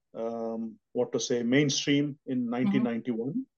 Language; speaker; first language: English; non-native, local second language; Telugu